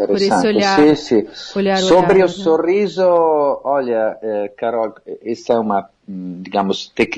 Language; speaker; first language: Portuguese; non-native, fluent; Italian